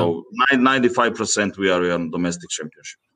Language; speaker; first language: English; non-native, fluent; Greek